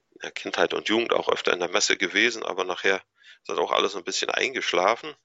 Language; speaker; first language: German; native; German